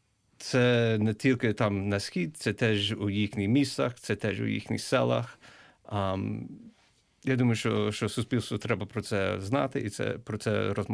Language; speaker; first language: Ukrainian; early bilingual, heritage; English